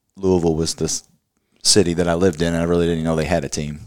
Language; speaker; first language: English; native; English